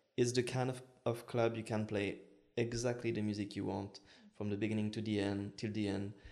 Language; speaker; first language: English; non-native, fluent; French